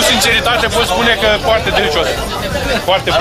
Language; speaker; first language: Romanian; non-native, fluent; French